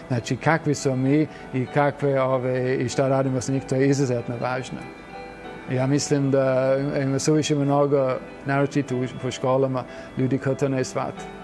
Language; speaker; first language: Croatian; non-native, fluent; English